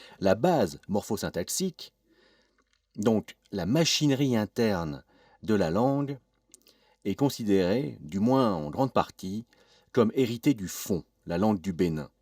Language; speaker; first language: French; native; French